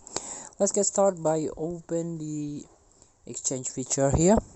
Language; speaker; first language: English; non-native, learner; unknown